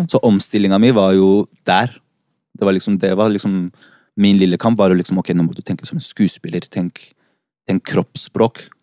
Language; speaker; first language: Norwegian; early bilingual, other home language; Spanish